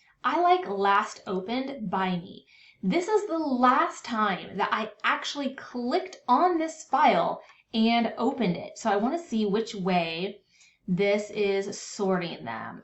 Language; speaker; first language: English; native; English